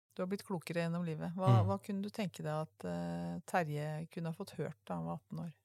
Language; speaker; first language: Norwegian; native; Norwegian